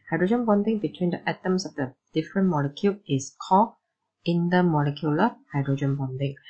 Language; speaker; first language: English; non-native, local second language; Chinese